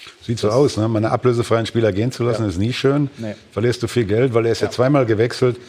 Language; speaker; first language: German; native; German